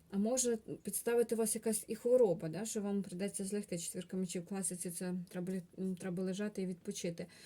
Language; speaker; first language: Ukrainian; non-native, local second language; Russian